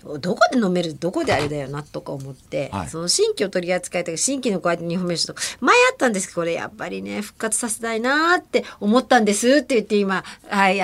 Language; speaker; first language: Japanese; native; Japanese